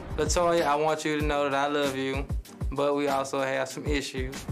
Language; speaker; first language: English; native; English